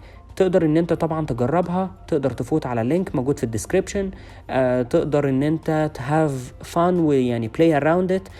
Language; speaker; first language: Arabic; native; Arabic